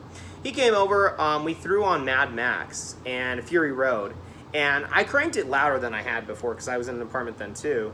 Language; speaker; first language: English; native; English